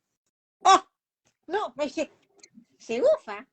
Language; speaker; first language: French; non-native, fluent; Spanish